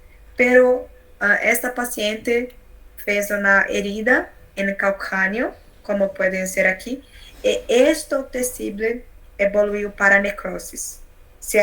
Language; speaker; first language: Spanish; non-native, learner; Portuguese